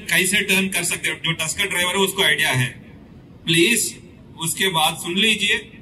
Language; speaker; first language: Hindi; non-native, local second language; Telugu